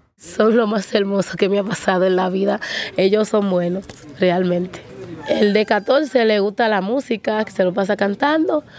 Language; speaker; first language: Spanish; native; Spanish